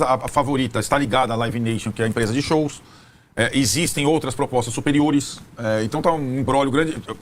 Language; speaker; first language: Portuguese; native; Portuguese